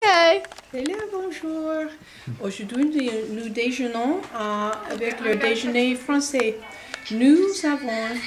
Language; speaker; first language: French; non-native, fluent; English